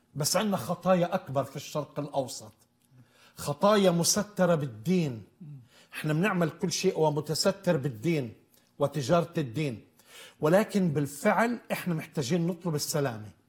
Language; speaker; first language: Arabic; native; Arabic